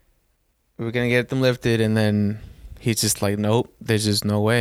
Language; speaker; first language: English; early bilingual, other home language; Spanish